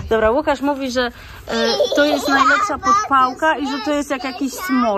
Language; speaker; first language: Polish; native; Polish